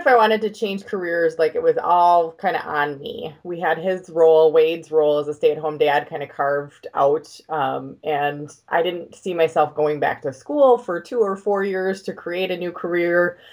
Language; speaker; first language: English; native; English